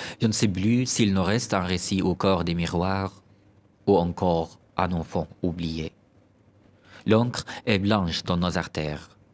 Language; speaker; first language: French; non-native, fluent; Arabic